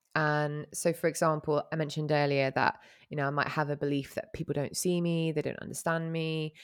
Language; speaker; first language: English; native; English